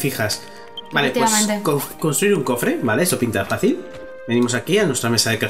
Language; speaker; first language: Spanish; native; Spanish